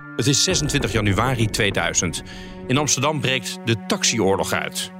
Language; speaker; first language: Dutch; native; Dutch